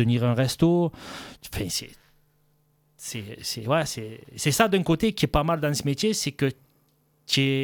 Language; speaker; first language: French; native; French